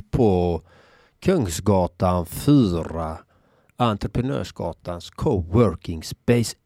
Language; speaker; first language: Swedish; native; Swedish